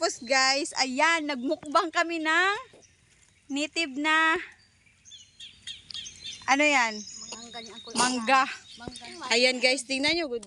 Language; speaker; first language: Filipino; non-native, local second language; Cebuano